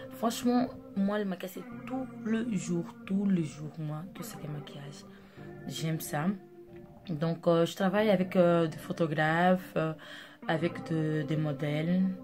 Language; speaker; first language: French; non-native, local second language; Portuguese